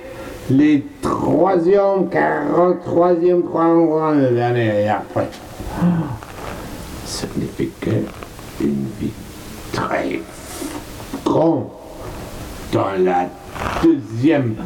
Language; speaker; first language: French; non-native, learner; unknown